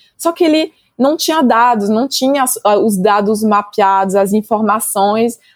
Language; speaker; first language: Portuguese; non-native, fluent; French